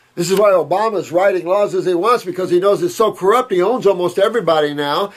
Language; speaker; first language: English; native; English